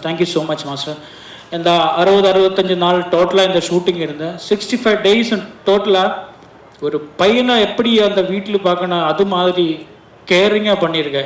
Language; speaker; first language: Tamil; non-native, learner; Malayalam